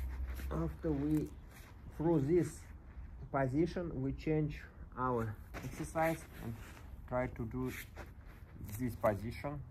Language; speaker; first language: English; non-native, learner; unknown